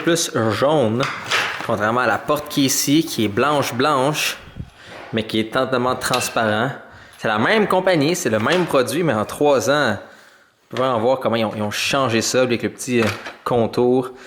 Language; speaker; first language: French; native; French